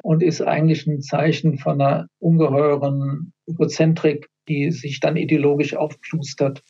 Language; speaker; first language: German; native; German